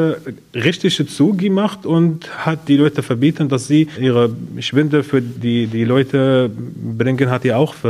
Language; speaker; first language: German; non-native, learner; Arabic